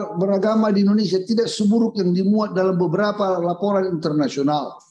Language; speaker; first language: Indonesian; native; Indonesian